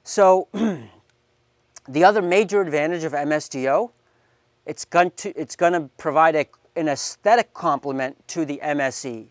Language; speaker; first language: English; native; English